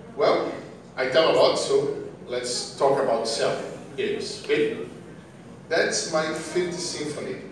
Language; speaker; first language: English; non-native, learner; Portuguese